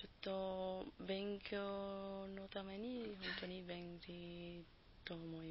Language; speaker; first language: Japanese; non-native, learner; Spanish